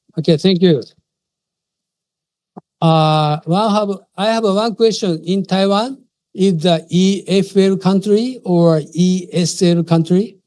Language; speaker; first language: English; non-native, fluent; Japanese